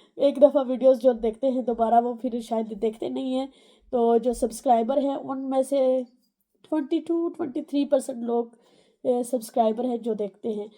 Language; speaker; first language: Urdu; non-native, local second language; Punjabi